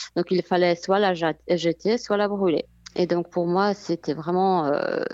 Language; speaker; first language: French; non-native, fluent; Polish